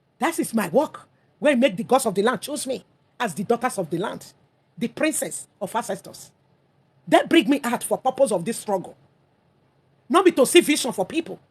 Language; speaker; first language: Nigerian Pidgin; native; Nigerian Pidgin